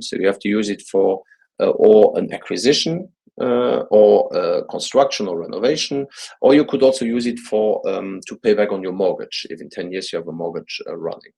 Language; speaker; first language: English; non-native, fluent; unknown